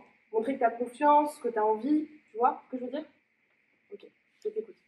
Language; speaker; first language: French; native; French